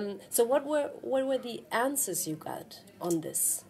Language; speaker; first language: English; non-native, fluent; German